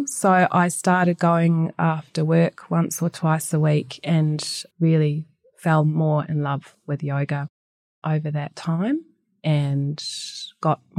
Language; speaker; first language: English; native; English